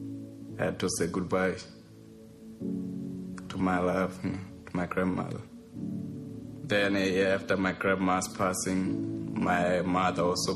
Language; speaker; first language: English; non-native, local second language; Southern Sotho